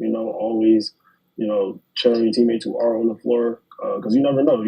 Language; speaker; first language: English; native; English